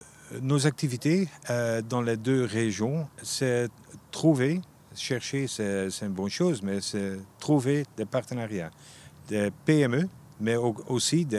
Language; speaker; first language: French; non-native, fluent; Dutch